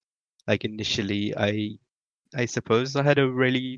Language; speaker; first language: English; non-native, local second language; Urdu